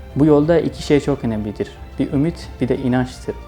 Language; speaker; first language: Turkish; non-native, fluent; Urdu